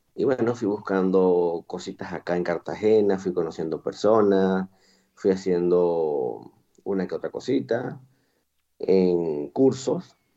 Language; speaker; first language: Spanish; native; Spanish